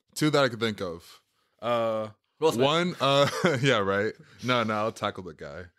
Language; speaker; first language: English; native; English